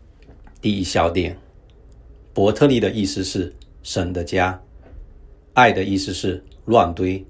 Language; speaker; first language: Chinese; native; Chinese